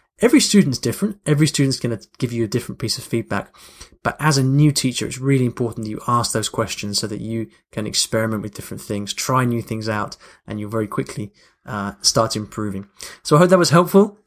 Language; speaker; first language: English; native; English